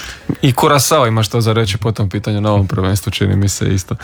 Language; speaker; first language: Serbian; native; Serbian